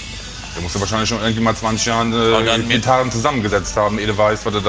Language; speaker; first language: German; native; German